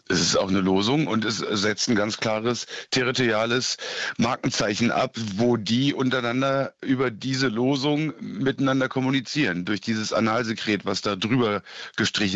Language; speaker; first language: German; native; German